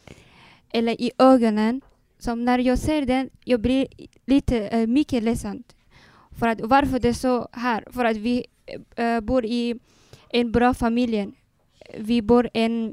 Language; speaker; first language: Swedish; non-native, learner; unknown